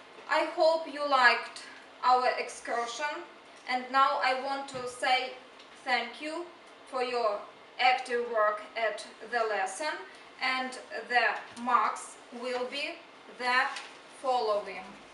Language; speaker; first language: English; non-native, fluent; Ukrainian